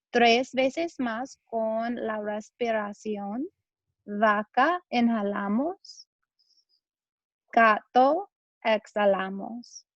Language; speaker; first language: Spanish; non-native, learner; English